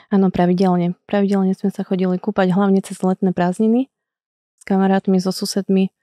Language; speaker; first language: Slovak; native; Slovak